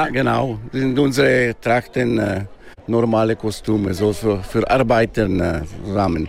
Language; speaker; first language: German; non-native, local second language; Italian